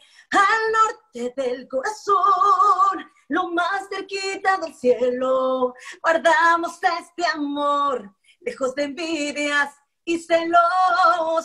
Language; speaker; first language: Spanish; native; Spanish